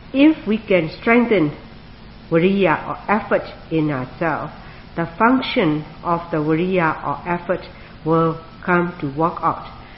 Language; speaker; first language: English; non-native, fluent; Burmese